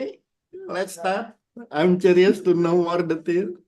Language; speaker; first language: English; non-native, learner; Indonesian